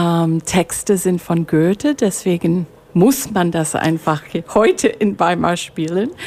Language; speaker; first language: German; non-native, fluent; English